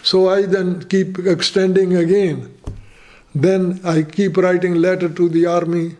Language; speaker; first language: English; non-native, fluent; Punjabi